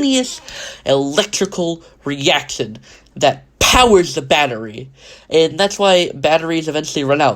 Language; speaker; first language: English; native; English